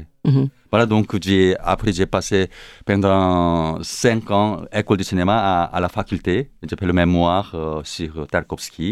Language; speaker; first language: French; non-native, learner; Korean